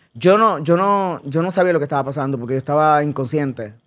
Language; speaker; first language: Spanish; native; Spanish